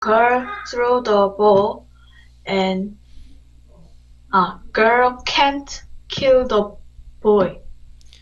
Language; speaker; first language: English; non-native, learner; Korean